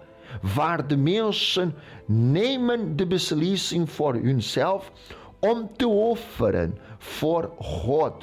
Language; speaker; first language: Dutch; non-native, local second language; Portuguese